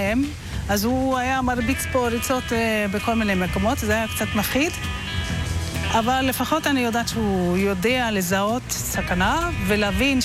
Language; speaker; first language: Hebrew; non-native, fluent; Norwegian